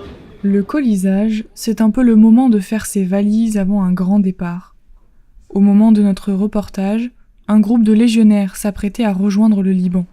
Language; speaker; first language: French; native; French